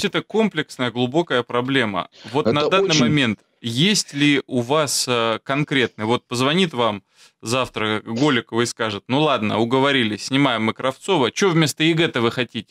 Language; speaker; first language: Russian; native; Russian